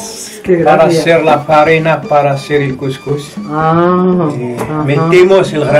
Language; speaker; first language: Spanish; non-native, learner; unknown